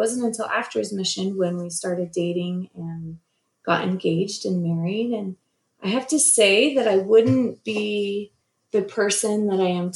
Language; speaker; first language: English; native; English